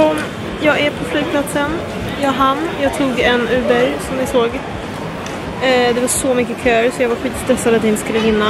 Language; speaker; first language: Swedish; native; Swedish